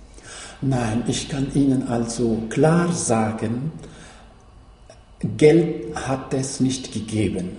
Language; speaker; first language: German; non-native, fluent; Arabic